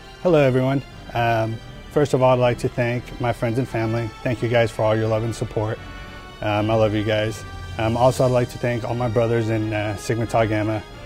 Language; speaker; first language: English; early bilingual, other home language; Spanish